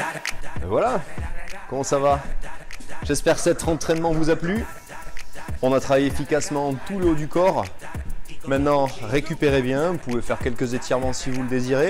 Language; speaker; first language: French; native; French